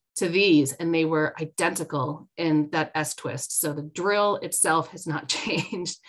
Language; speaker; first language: English; native; English